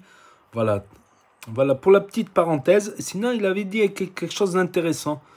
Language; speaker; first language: French; native; French